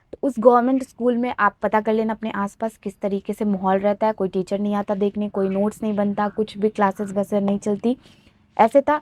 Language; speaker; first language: Hindi; native; Hindi